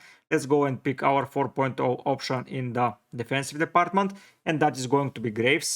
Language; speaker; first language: English; non-native, fluent; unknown